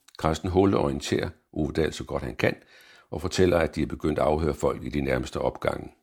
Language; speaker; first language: Danish; native; Danish